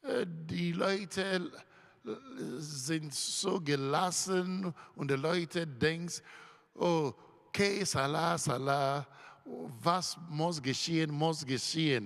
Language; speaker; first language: German; non-native, learner; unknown